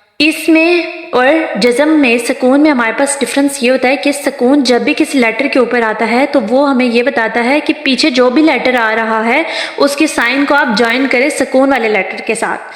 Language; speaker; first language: Urdu; non-native, local second language; Punjabi